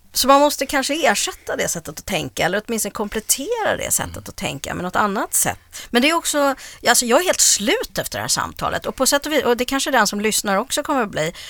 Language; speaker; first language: Swedish; native; Swedish